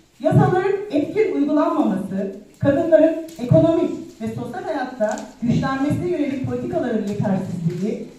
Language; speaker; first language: Turkish; native; Turkish